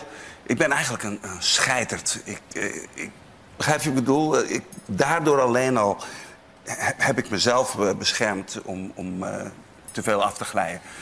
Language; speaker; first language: Dutch; native; Dutch